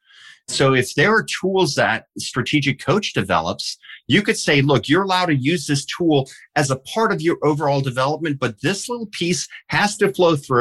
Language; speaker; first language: English; early bilingual, heritage; English